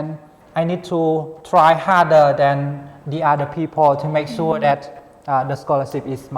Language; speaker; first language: English; non-native, fluent; Khmer